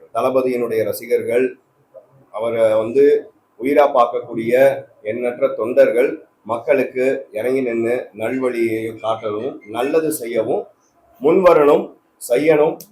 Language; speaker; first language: Tamil; native; Tamil